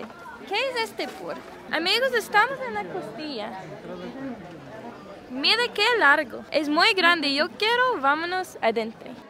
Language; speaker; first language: Spanish; non-native, learner; English